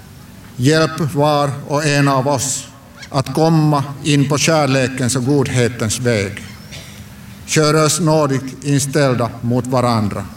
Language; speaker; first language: Swedish; non-native, local second language; Finnish